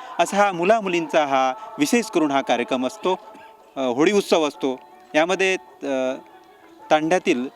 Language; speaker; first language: Marathi; non-native, local second language; Lambadi